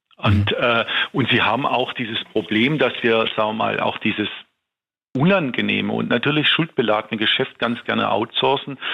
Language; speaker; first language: German; native; German